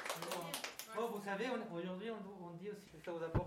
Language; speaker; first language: French; native; French